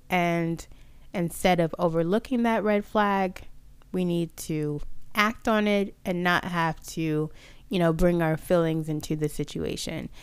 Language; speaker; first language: English; native; English